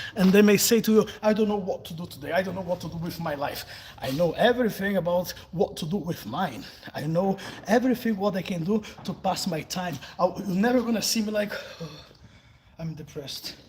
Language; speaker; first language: English; non-native, fluent; Portuguese